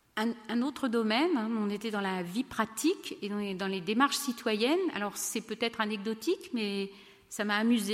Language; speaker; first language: French; native; French